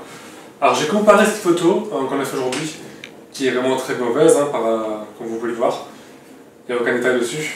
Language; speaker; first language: French; native; French